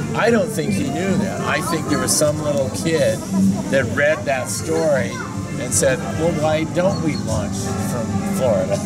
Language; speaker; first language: English; native; English